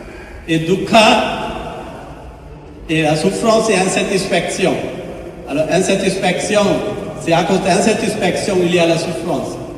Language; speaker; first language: French; non-native, fluent; Sinhala